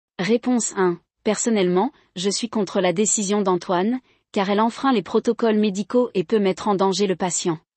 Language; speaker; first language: French; non-native, local second language; Arabic